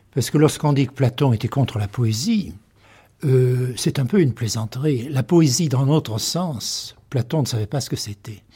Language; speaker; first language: French; native; French